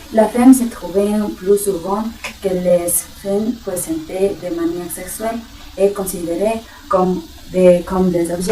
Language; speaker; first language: French; non-native, learner; Spanish